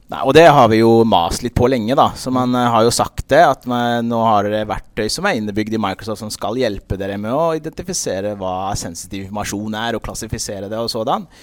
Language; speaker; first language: Norwegian; early bilingual, other home language; Punjabi